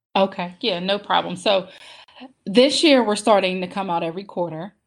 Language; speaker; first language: English; native; English